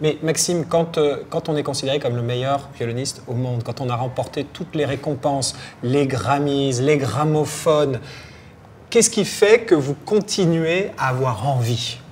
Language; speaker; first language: French; native; French